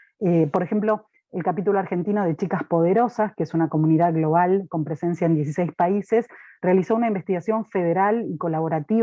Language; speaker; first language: Spanish; native; Spanish